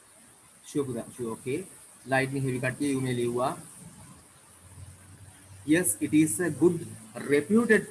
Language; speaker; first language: English; non-native, local second language; Sinhala